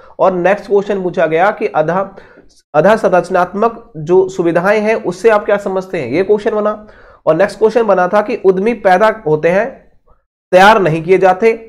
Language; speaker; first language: Hindi; native; Hindi